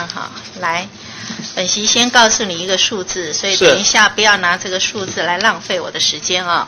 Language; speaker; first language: Chinese; native; Chinese